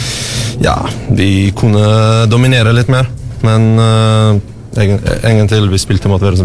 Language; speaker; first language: Norwegian; non-native, fluent; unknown